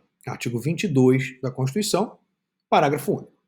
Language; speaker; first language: Portuguese; native; Portuguese